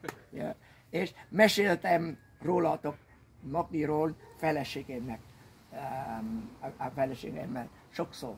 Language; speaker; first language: Hungarian; non-native, learner; Vietnamese